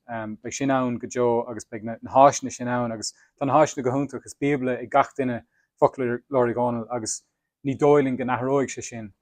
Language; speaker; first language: Irish; native; Irish